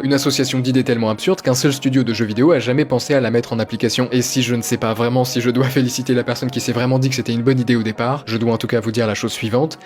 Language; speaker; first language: French; native; French